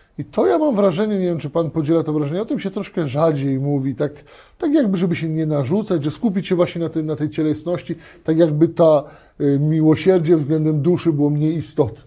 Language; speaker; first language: Polish; native; Polish